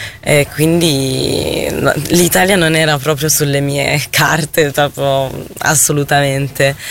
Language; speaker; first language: Italian; non-native, fluent; Arabic